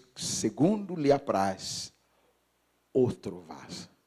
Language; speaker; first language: Portuguese; non-native, fluent; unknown